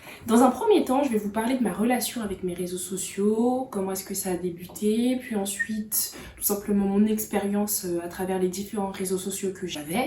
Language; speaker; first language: French; native; French